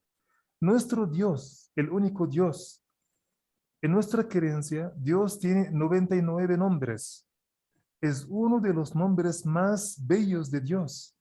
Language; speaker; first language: Spanish; non-native, fluent; Arabic